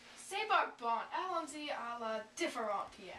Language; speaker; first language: French; non-native, learner; English